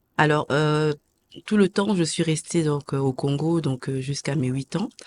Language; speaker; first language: French; early bilingual, other home language; Lingala